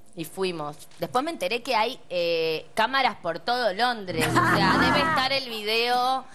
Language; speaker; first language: Spanish; native; Spanish